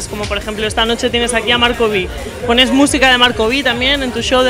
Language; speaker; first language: Spanish; native; Spanish